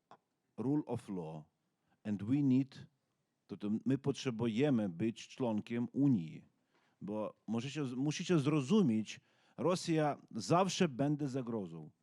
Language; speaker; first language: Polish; non-native, learner; Ukrainian